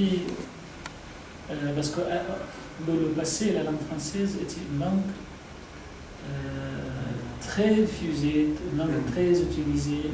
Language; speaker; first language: French; non-native, fluent; Arabic